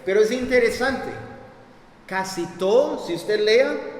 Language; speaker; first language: Spanish; non-native, fluent; English